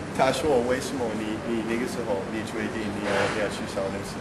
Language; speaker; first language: Chinese; non-native, fluent; English